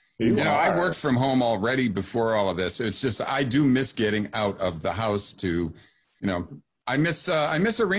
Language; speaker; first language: English; native; English